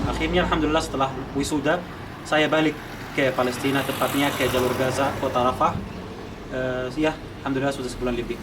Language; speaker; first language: Indonesian; non-native, fluent; Arabic